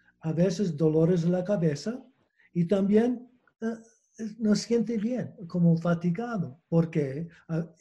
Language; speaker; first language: Spanish; non-native, learner; English